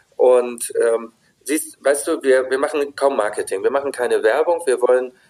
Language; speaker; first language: German; native; German